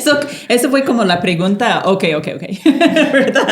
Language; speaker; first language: Spanish; non-native, fluent; English